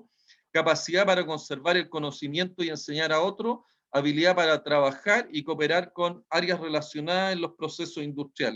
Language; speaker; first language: Spanish; native; Spanish